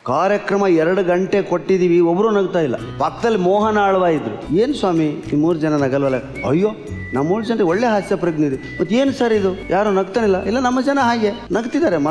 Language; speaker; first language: Kannada; native; Kannada